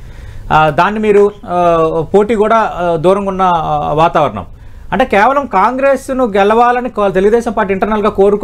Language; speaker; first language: Telugu; native; Telugu